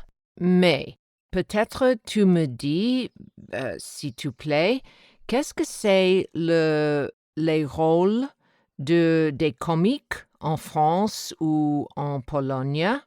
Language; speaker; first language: French; non-native, learner; English